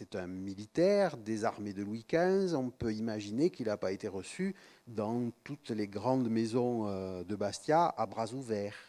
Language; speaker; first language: French; native; French